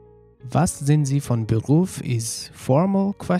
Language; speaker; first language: German; non-native, fluent; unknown